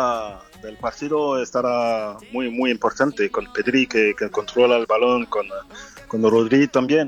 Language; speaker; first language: Spanish; non-native, fluent; French